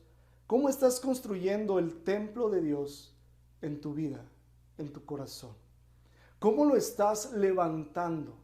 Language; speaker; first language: Spanish; native; Spanish